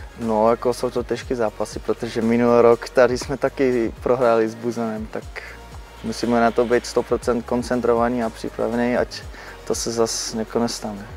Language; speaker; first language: Czech; non-native, fluent; Dutch